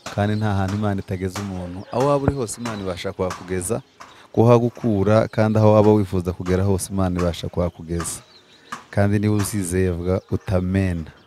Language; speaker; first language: Kinyarwanda; early bilingual, heritage; Kinyarwanda